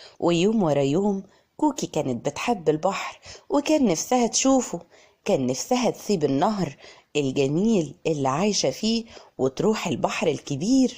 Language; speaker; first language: Arabic; native; Arabic